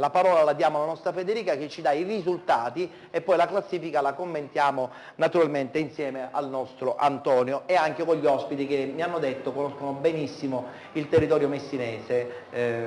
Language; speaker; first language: Italian; native; Italian